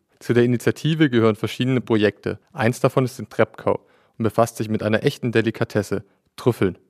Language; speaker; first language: German; native; German